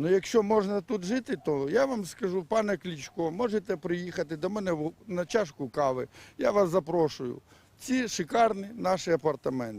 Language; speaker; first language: Ukrainian; native; Ukrainian